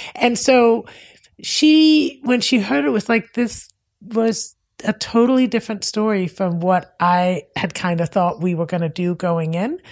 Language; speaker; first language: English; non-native, fluent; Danish